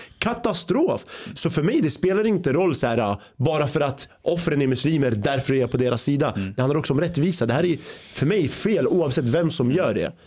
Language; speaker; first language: Swedish; early bilingual, other home language; Arabic